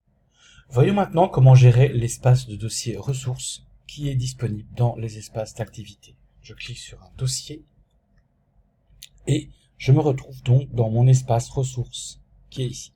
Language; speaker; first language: French; native; French